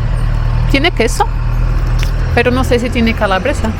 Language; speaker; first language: Spanish; non-native, fluent; Portuguese